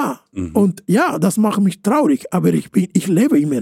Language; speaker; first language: German; non-native, fluent; Spanish